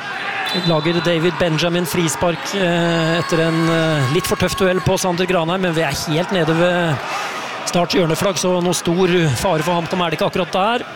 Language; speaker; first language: Norwegian; native; Norwegian